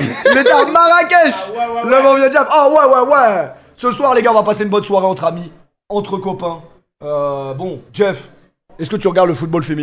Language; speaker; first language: French; native; French